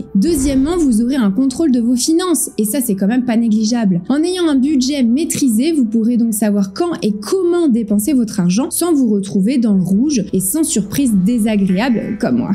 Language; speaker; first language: French; native; French